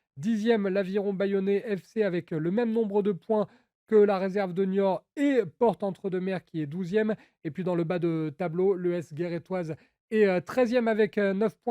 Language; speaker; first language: French; native; French